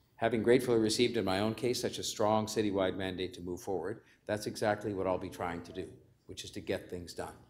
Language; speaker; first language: English; native; English